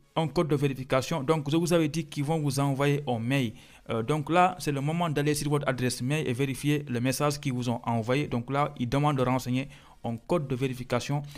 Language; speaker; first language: French; non-native, local second language; Fula